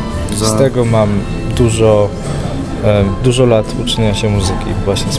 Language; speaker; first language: Polish; early bilingual, heritage; English